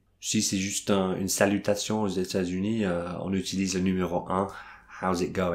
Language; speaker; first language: French; non-native, fluent; English